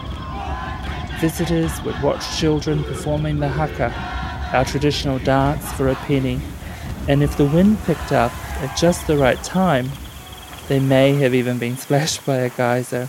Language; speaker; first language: English; native; English